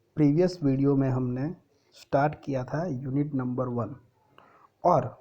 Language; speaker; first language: Hindi; non-native, local second language; Gujarati